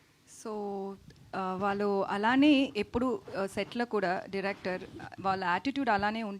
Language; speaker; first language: Telugu; non-native, local second language; Tamil